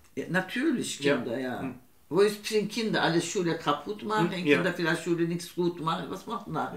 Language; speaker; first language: German; non-native, learner; Turkish